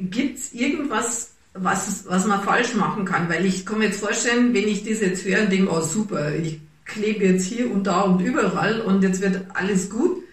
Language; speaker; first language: German; native; German